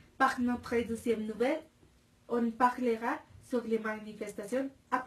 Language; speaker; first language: French; non-native, learner; Spanish